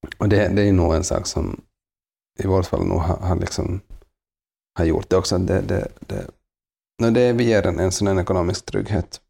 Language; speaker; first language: Swedish; native; Swedish